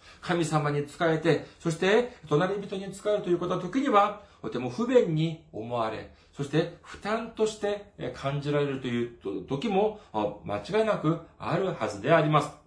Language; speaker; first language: Japanese; non-native, fluent; Korean